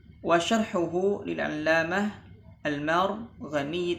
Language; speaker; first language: Arabic; non-native, fluent; Indonesian